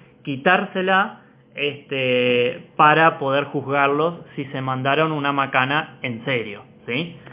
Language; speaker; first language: Spanish; native; Spanish